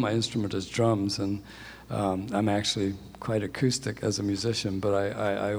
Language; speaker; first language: English; native; English